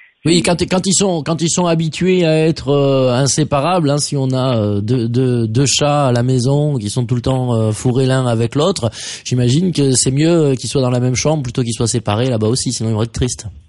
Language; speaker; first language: French; native; French